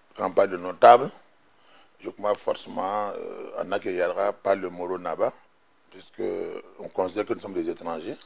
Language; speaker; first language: French; non-native, local second language; Mossi